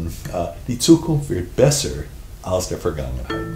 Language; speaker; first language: German; non-native, fluent; English